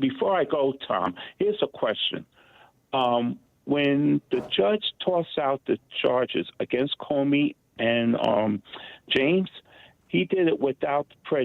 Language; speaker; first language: English; native; English